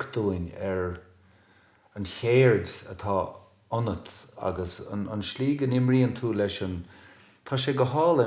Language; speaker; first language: Irish; native; Irish